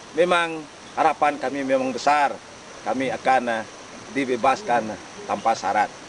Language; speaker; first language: Malay; non-native, local second language; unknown